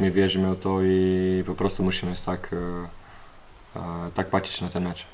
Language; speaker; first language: Polish; non-native, learner; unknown